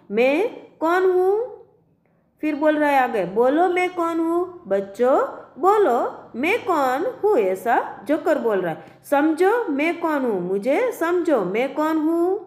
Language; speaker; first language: Hindi; non-native, local second language; Gujarati